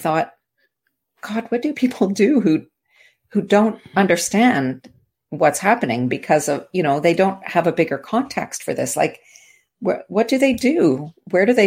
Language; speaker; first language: English; native; English